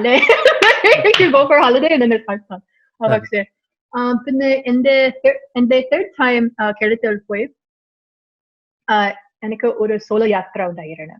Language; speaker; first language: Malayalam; non-native, learner; English